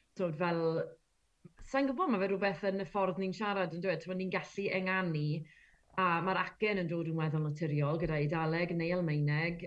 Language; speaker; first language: Welsh; native; Welsh